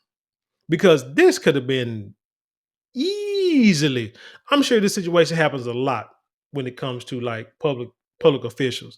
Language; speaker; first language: English; native; English